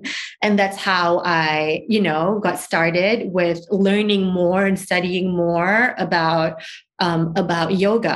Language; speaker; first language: English; non-native, local second language; Malay